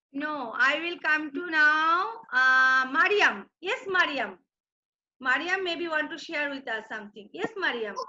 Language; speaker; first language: English; non-native, local second language; Bangla